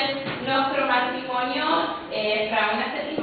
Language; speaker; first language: Italian; non-native, learner; English